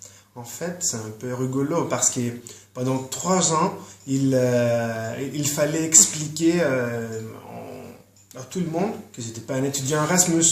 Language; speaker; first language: French; non-native, fluent; Greek